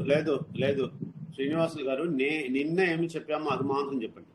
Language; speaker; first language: Telugu; non-native, learner; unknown